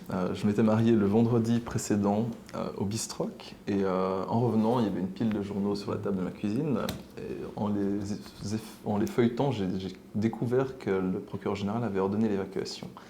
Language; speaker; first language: French; native; French